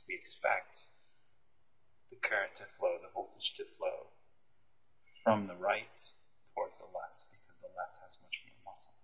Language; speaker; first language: English; native; English